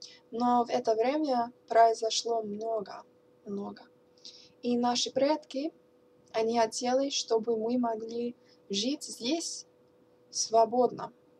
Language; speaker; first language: Russian; non-native, learner; English